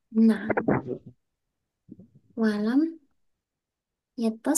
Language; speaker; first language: Arabic; non-native, fluent; Indonesian